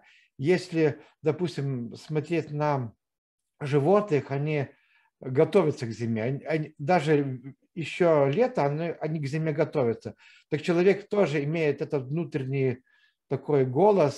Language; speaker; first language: Russian; non-native, fluent; Lithuanian